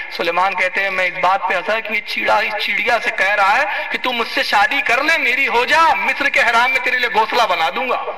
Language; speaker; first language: Urdu; native; Urdu